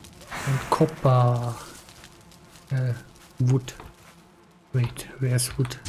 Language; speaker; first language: English; non-native, learner; German